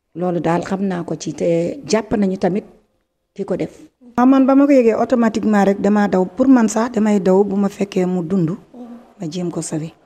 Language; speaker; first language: Wolof; native; Wolof